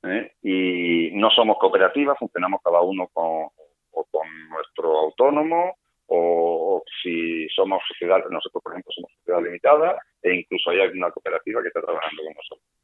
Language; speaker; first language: Spanish; native; Spanish